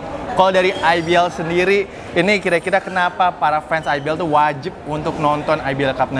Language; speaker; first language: Indonesian; native; Indonesian